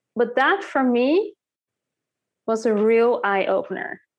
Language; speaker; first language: English; early bilingual, heritage; Dutch